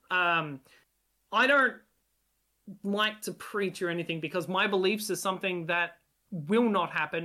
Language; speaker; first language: English; non-native, local second language; Hungarian